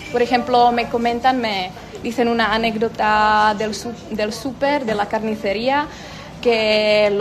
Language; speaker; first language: Spanish; non-native, fluent; Czech